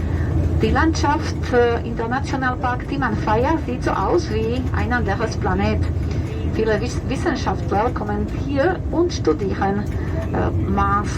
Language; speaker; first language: German; non-native, fluent; Spanish